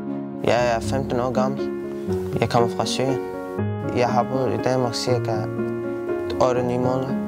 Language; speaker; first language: Danish; non-native, learner; Arabic